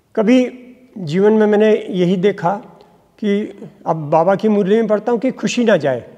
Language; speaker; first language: Hindi; native; Hindi